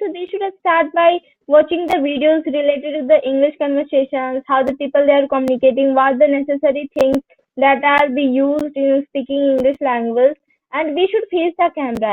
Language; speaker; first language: English; non-native, learner; Hindi